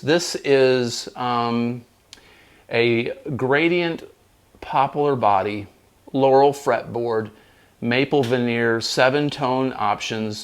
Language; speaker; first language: English; native; English